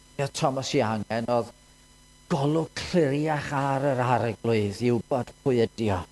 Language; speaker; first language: Welsh; native; Welsh